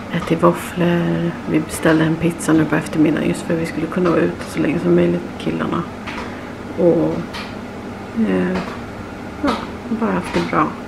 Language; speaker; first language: Swedish; native; Swedish